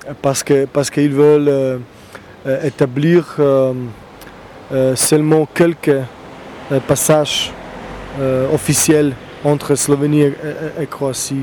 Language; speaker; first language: French; non-native, fluent; Slovenian